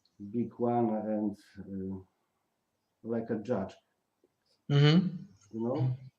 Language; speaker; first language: English; non-native, learner; Polish